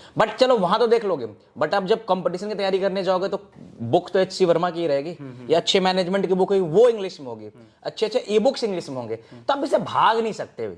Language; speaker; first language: Hindi; native; Hindi